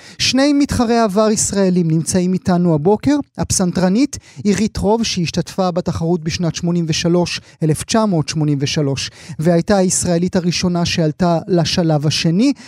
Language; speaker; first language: Hebrew; native; Hebrew